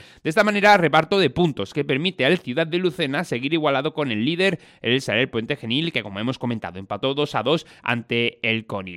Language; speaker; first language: Spanish; native; Spanish